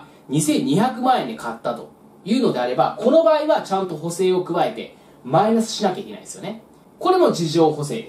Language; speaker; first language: Japanese; native; Japanese